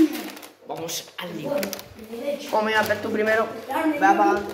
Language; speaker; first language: Spanish; native; Spanish